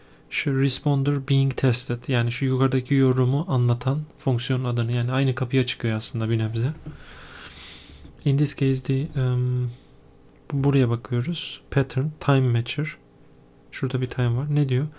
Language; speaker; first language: Turkish; native; Turkish